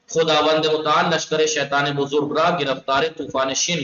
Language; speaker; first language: Persian; non-native, fluent; Urdu